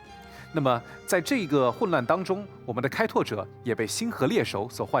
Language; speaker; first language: Chinese; native; Chinese